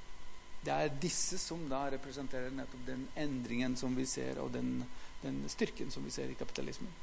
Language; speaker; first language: Norwegian; non-native, fluent; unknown